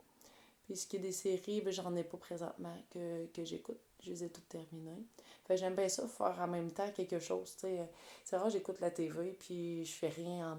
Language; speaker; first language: French; native; French